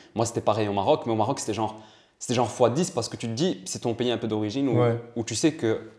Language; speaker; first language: French; early bilingual, other home language; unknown